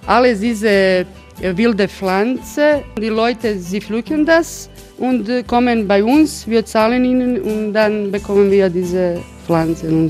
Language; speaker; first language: German; early bilingual, other home language; Croatian